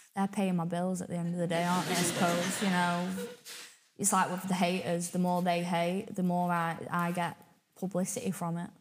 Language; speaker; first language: English; native; English